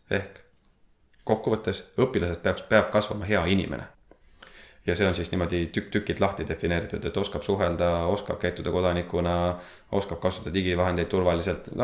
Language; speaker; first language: Estonian; native; Estonian